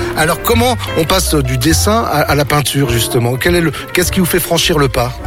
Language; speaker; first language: French; native; French